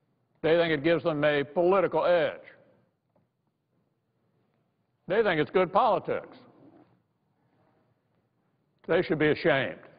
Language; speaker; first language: English; native; English